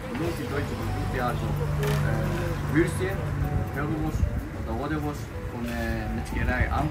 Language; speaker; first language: German; non-native, learner; Greek